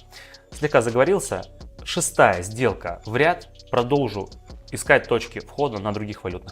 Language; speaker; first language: Russian; native; Russian